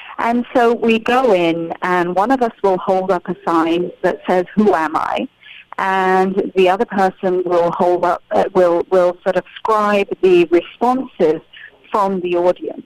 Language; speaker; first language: English; native; English